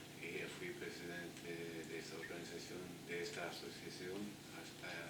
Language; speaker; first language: Spanish; non-native, fluent; Italian